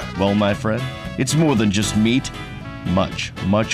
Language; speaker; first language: English; native; English